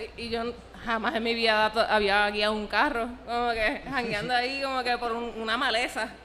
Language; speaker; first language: Spanish; native; Spanish